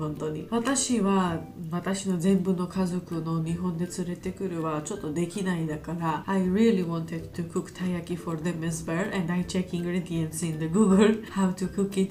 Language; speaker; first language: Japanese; non-native, learner; Georgian